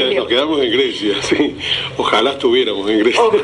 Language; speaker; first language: Spanish; native; Spanish